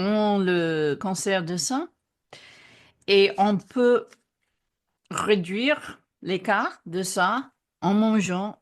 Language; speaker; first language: French; non-native, fluent; English